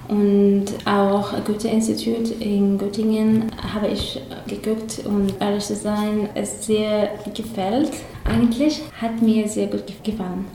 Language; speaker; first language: German; non-native, learner; Arabic